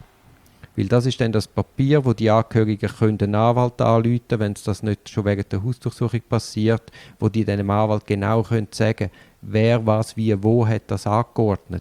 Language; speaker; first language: German; native; German